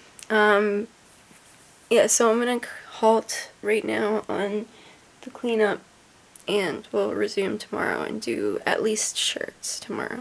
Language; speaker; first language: English; native; English